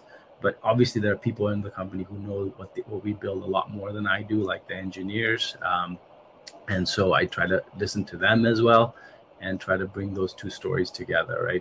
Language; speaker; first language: English; non-native, local second language; Nepali